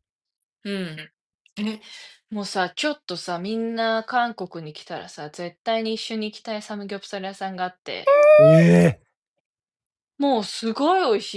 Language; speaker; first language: Japanese; native; Japanese